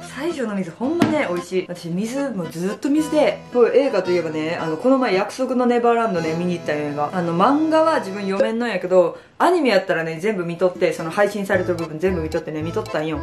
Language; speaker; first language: Japanese; native; Japanese